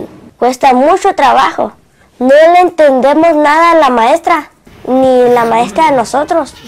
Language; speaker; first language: Spanish; early bilingual, other home language; Cantonese